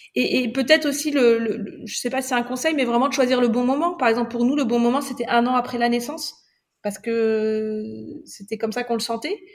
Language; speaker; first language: French; non-native, local second language; Arabic